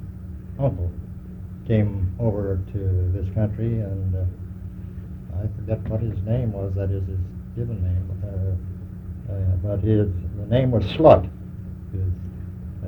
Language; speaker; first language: English; native; English